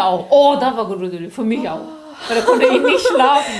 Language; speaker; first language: German; non-native, learner; Korean